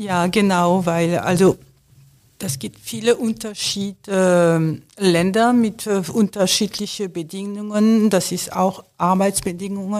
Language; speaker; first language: German; non-native, fluent; French